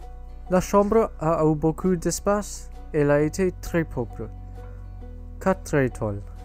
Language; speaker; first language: French; non-native, learner; English